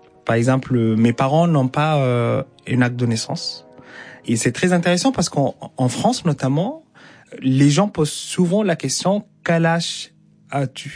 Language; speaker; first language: French; non-native, fluent; Arabic